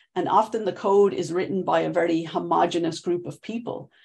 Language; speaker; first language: English; native; English